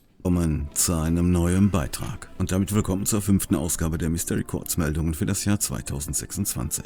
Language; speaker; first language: German; native; German